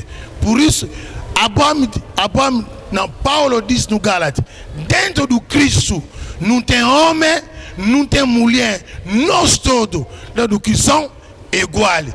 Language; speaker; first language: Portuguese; non-native, learner; Lingala